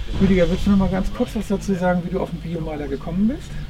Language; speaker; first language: German; native; German